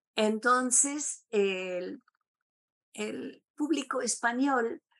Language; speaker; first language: Spanish; non-native, fluent; German